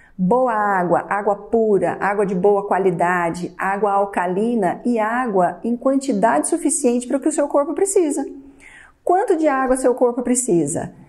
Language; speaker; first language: Portuguese; native; Portuguese